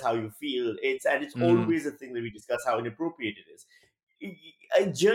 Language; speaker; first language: English; non-native, local second language; Urdu